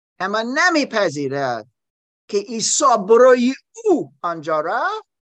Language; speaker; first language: Persian; non-native, learner; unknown